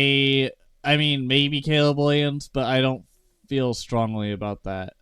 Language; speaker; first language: English; native; English